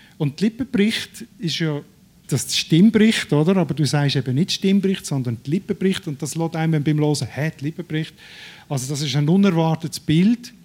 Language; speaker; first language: German; native; German